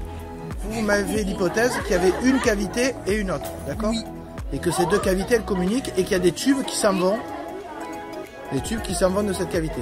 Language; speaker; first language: French; native; French